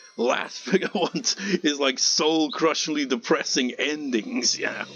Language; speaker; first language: English; native; English